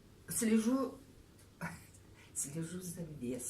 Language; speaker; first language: Russian; native; Russian